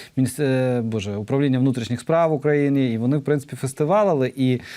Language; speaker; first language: Ukrainian; native; Ukrainian